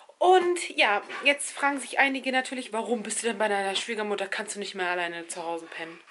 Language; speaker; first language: German; early bilingual, other home language; Turkish